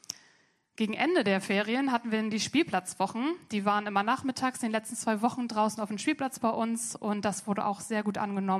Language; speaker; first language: German; native; German